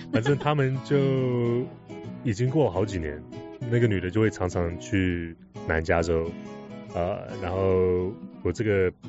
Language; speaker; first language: Chinese; early bilingual, heritage; Chinese